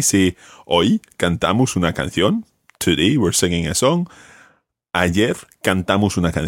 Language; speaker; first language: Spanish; non-native, fluent; English